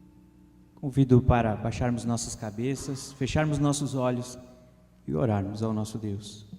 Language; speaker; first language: Portuguese; native; Portuguese